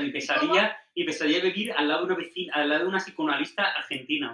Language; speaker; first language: Spanish; native; Spanish